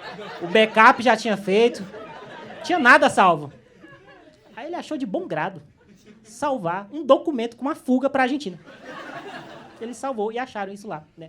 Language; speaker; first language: Portuguese; native; Portuguese